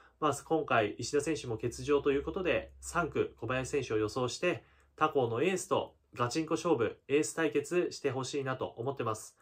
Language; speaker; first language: Japanese; native; Japanese